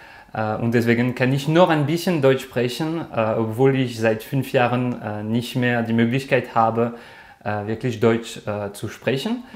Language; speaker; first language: German; non-native, learner; French